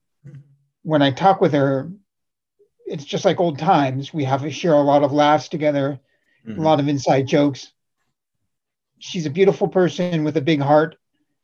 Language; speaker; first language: English; native; English